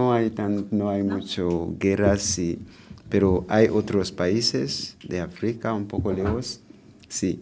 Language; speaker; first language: Spanish; non-native, learner; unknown